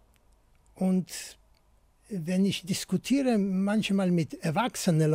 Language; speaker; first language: German; non-native, fluent; Polish